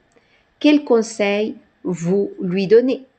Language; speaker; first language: French; non-native, fluent; Spanish